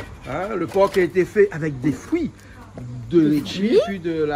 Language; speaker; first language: French; non-native, local second language; Réunion Creole French